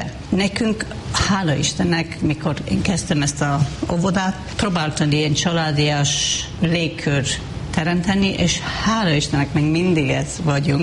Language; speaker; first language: Hungarian; non-native, fluent; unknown